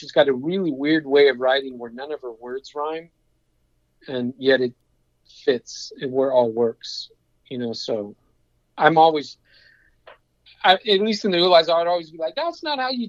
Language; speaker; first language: English; native; English